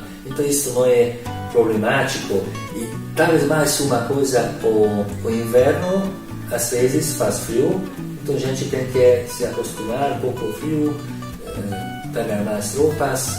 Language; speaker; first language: Portuguese; non-native, learner; Hungarian